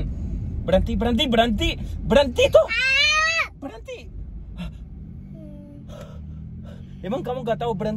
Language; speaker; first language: Indonesian; non-native, learner; Urdu